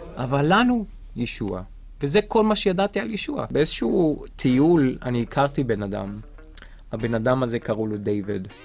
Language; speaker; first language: Hebrew; non-native, local second language; Arabic